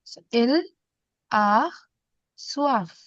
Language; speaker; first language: French; non-native, fluent; Hindi